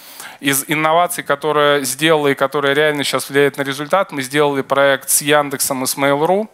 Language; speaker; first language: Russian; native; Russian